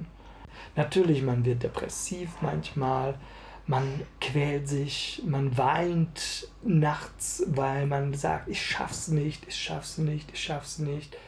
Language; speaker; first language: German; non-native, fluent; Hungarian